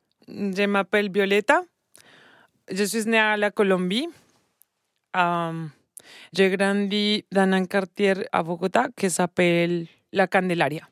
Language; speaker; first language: French; non-native, learner; Spanish